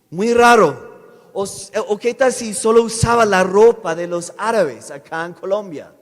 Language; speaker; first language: Spanish; non-native, fluent; English